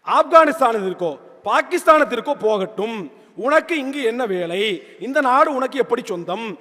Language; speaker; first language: Tamil; native; Tamil